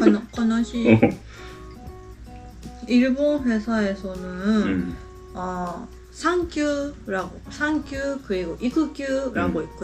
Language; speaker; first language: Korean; non-native, learner; Japanese